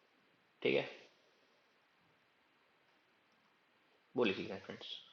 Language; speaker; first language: Hindi; native; Hindi